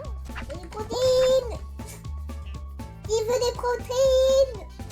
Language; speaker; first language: French; native; French